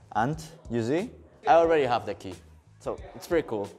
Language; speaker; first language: English; non-native, fluent; Spanish